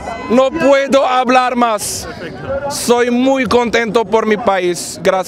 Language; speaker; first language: Spanish; non-native, learner; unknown